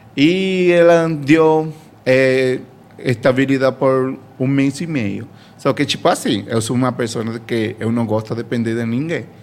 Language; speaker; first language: Portuguese; non-native, fluent; Spanish